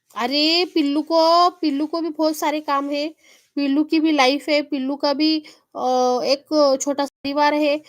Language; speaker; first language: Hindi; non-native, local second language; Marathi